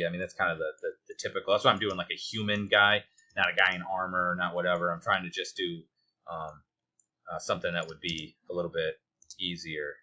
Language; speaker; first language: English; native; English